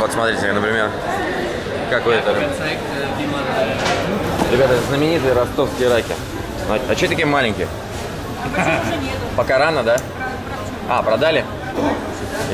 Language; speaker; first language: Russian; native; Russian